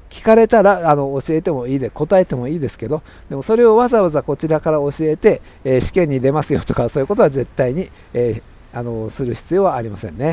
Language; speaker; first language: Japanese; native; Japanese